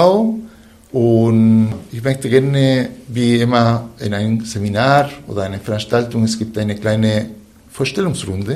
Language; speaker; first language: German; non-native, fluent; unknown